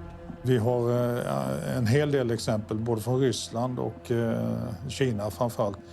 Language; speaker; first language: Swedish; native; Swedish